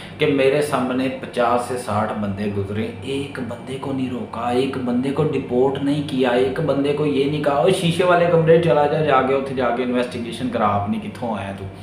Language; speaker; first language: Urdu; non-native, local second language; Punjabi